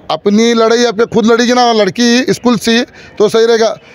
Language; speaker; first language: Hindi; native; Hindi